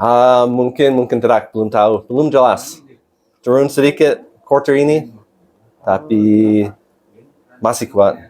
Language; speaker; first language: Indonesian; non-native, learner; English